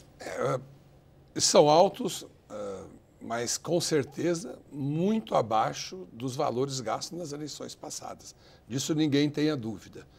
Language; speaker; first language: Portuguese; native; Portuguese